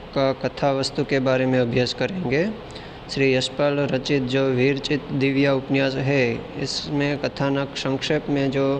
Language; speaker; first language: Hindi; non-native, local second language; Gujarati